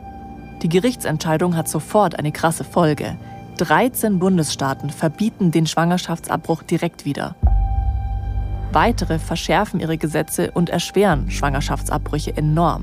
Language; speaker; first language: German; native; German